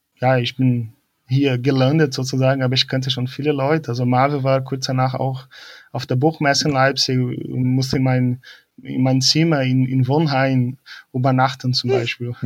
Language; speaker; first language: German; non-native, fluent; Portuguese